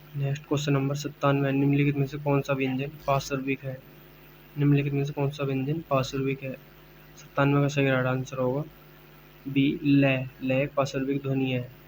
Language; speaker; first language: Hindi; native; Hindi